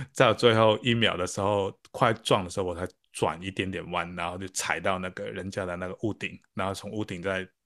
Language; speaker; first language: Chinese; non-native, local second language; Cantonese